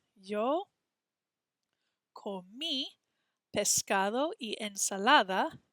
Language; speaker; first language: Spanish; non-native, fluent; English